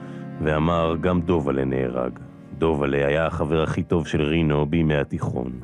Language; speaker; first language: Hebrew; native; Hebrew